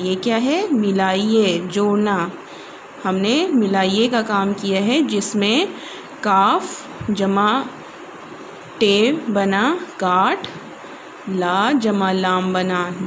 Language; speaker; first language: Urdu; non-native, local second language; Pashto